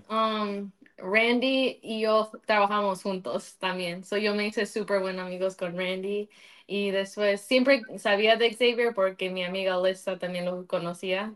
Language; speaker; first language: Spanish; early bilingual, heritage; Spanish